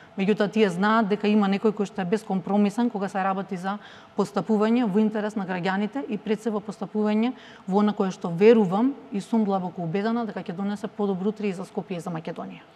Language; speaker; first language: Macedonian; native; Macedonian